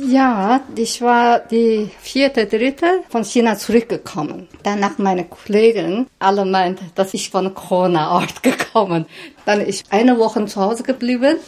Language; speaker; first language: German; non-native, learner; Chinese